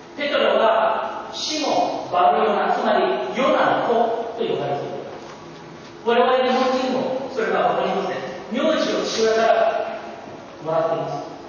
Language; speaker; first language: Japanese; early bilingual, heritage; Japanese